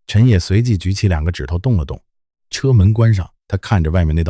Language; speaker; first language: Chinese; native; Chinese